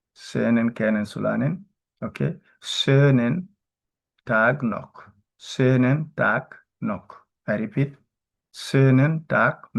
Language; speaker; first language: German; non-native, learner; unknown